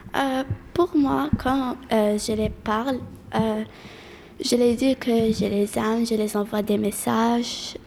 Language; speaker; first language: French; early bilingual, other home language; Arabic